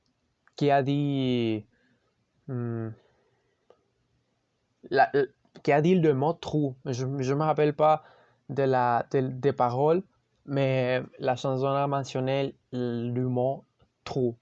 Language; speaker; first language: French; non-native, learner; Spanish